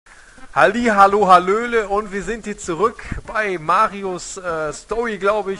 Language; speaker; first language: German; native; German